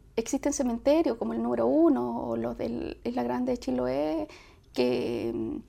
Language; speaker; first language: Spanish; native; Spanish